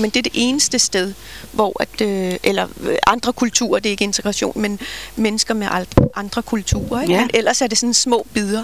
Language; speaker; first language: Danish; native; Danish